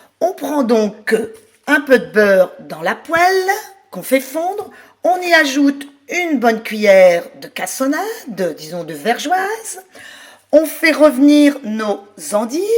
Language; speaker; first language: French; native; French